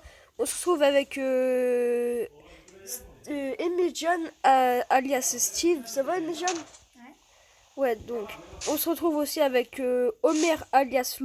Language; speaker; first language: French; native; French